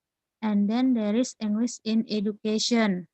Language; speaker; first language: English; non-native, learner; Indonesian